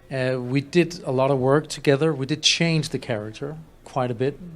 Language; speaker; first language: English; non-native, fluent; Danish